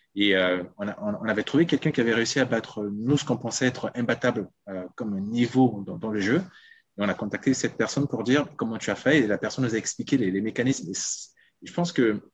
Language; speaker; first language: French; non-native, local second language; Sango